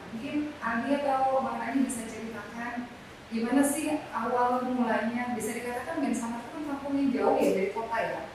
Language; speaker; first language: Indonesian; native; Indonesian